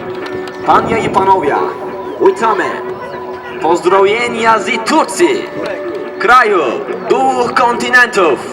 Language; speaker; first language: Polish; non-native, learner; Turkish